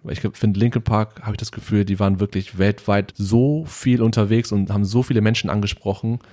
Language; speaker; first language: German; early bilingual, other home language; Vietnamese